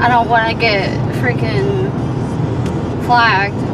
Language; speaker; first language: English; native; English